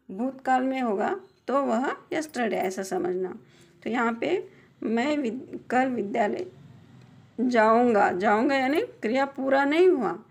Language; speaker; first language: Hindi; non-native, local second language; Telugu